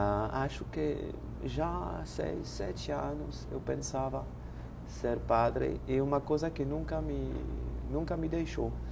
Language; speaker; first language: Portuguese; non-native, fluent; French